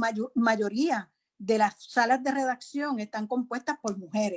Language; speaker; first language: Spanish; native; Spanish